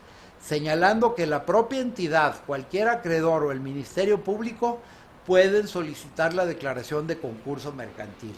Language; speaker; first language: Spanish; native; Spanish